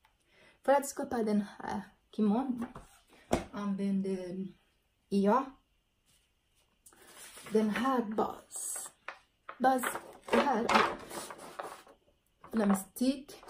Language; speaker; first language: Swedish; non-native, learner; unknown